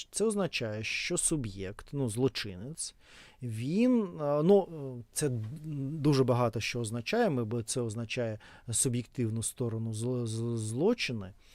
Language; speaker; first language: Ukrainian; non-native, local second language; Russian